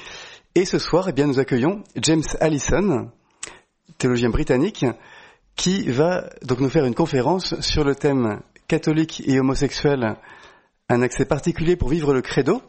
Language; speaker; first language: French; native; French